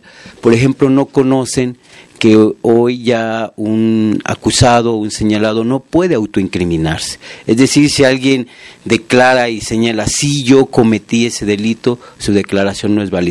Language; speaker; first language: Spanish; native; Spanish